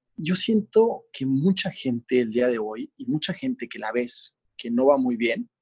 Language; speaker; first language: Spanish; native; Spanish